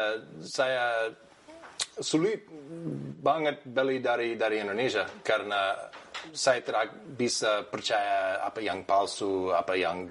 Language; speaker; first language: Indonesian; non-native, learner; English